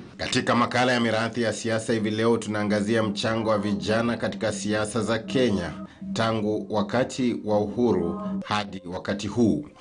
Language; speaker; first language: Swahili; native; Swahili